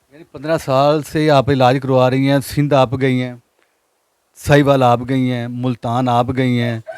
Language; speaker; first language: Hindi; non-native, local second language; Punjabi